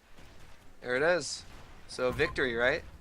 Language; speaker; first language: English; native; English